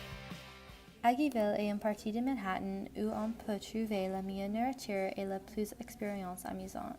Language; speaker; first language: French; non-native, learner; English